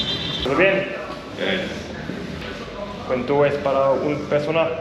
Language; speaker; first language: Spanish; non-native, learner; French